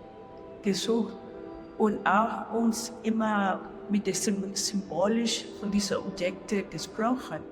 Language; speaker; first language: German; non-native, learner; Spanish